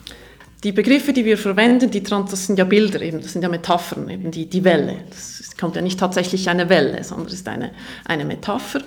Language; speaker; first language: German; native; German